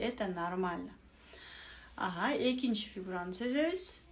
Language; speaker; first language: Russian; non-native, local second language; Kyrgyz